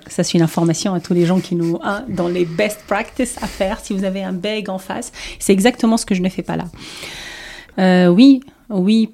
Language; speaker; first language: French; non-native, local second language; Arabic